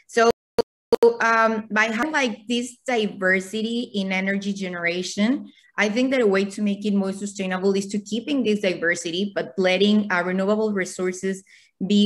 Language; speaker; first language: English; non-native, fluent; Spanish